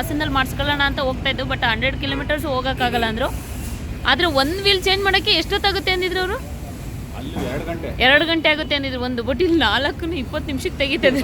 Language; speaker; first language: Kannada; native; Kannada